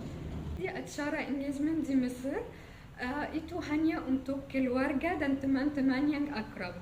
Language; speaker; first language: Indonesian; non-native, fluent; Arabic